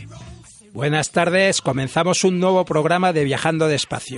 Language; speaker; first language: Spanish; native; Spanish